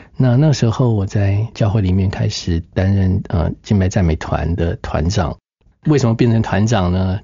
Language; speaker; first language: Chinese; native; Chinese